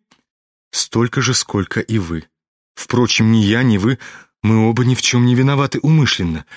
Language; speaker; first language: Russian; native; Russian